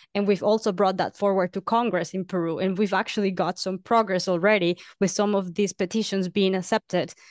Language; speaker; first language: English; non-native, fluent; Spanish